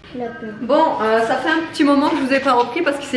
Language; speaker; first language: French; native; French